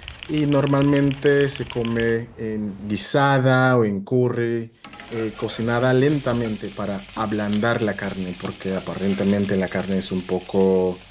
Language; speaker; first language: Spanish; non-native, fluent; English